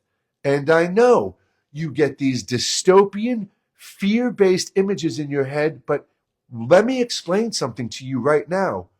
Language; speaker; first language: English; native; English